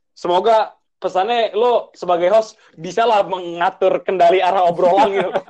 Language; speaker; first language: Indonesian; native; Indonesian